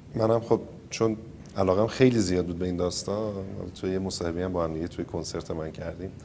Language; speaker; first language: Persian; native; Persian